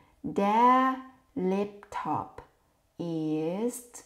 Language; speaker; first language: German; non-native, fluent; Thai